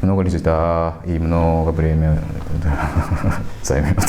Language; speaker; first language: Russian; non-native, learner; Japanese